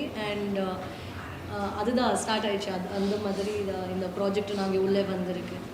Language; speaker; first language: Tamil; non-native, learner; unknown